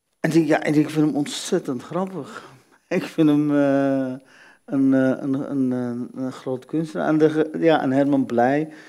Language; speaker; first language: Dutch; early bilingual, other home language; Arabic